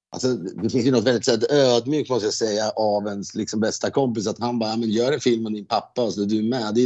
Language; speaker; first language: Swedish; native; Swedish